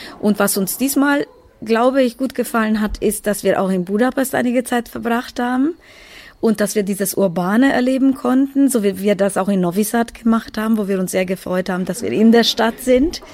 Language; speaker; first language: German; non-native, fluent; Hungarian